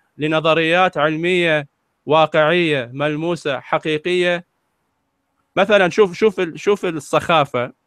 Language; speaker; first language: Arabic; native; Arabic